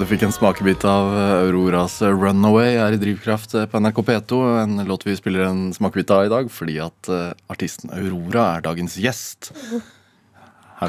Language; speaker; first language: Norwegian; native; Norwegian